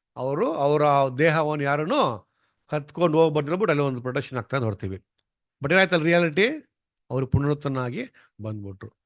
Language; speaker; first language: Kannada; non-native, local second language; Tamil